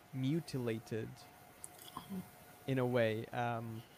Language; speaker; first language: English; non-native, fluent; Portuguese